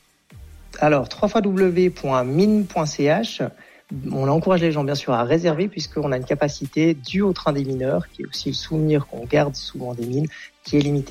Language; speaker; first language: French; native; French